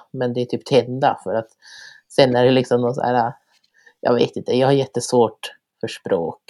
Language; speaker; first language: Swedish; native; Swedish